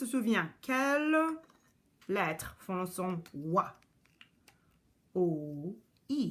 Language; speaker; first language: French; non-native, local second language; English